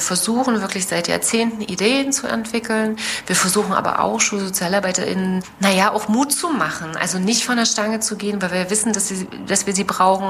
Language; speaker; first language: German; native; German